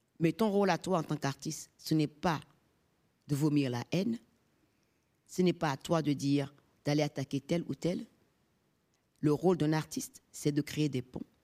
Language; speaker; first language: French; non-native, local second language; Fon